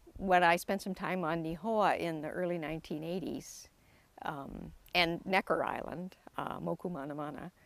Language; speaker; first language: English; native; English